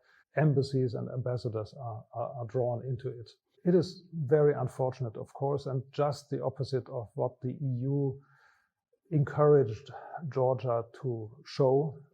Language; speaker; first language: English; non-native, fluent; German